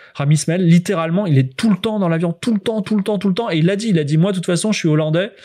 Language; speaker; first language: French; native; French